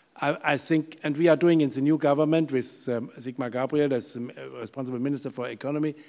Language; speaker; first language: English; non-native, fluent; German